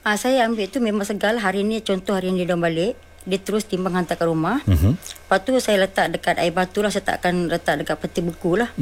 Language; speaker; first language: Malay; non-native, local second language; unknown